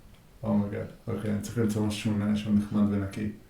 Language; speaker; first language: Hebrew; native; Hebrew